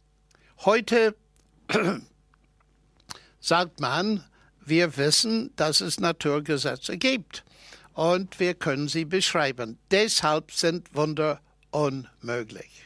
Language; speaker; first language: German; non-native, fluent; English